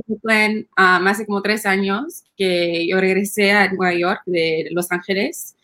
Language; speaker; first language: Spanish; early bilingual, heritage; Spanish